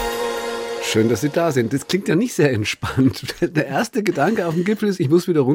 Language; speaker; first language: German; native; German